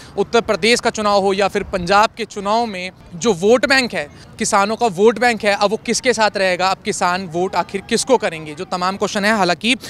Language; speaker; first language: Hindi; native; Hindi